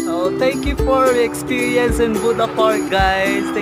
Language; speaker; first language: English; non-native, learner; Filipino